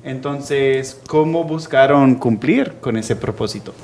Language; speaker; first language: Spanish; non-native, fluent; English